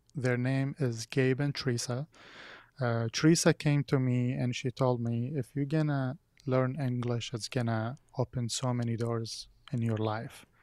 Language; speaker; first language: English; non-native, fluent; Arabic